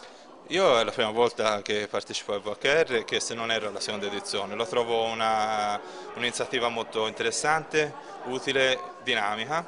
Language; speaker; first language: Italian; native; Italian